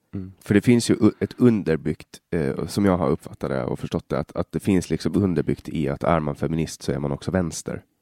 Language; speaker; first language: Swedish; native; Swedish